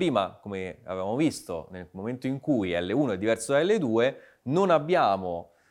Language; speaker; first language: Italian; native; Italian